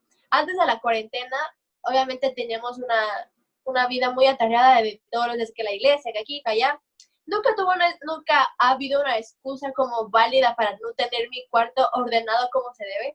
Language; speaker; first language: Spanish; native; Spanish